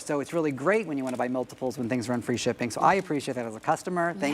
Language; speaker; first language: English; native; English